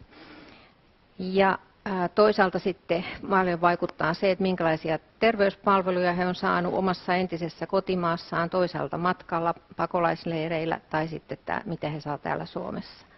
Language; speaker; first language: Finnish; native; Finnish